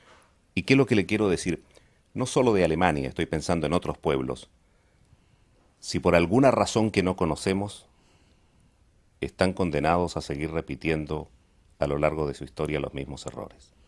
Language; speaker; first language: Spanish; native; Spanish